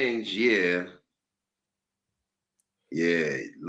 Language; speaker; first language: English; native; English